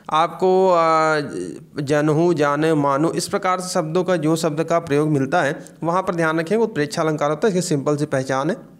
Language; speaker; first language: Hindi; native; Hindi